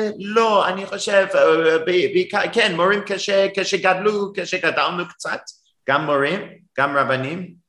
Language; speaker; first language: Hebrew; non-native, fluent; English